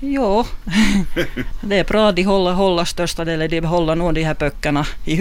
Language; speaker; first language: Swedish; non-native, local second language; Finnish